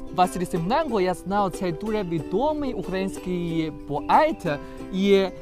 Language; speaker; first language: Ukrainian; non-native, learner; Chinese